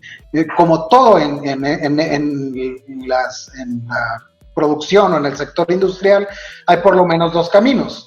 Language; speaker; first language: Spanish; native; Spanish